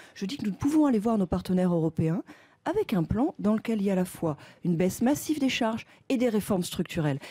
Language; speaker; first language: French; native; French